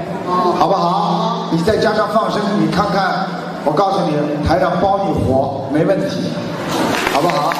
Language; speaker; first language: Chinese; native; Chinese